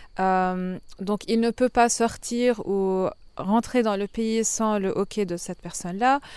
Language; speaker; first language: French; non-native, fluent; Arabic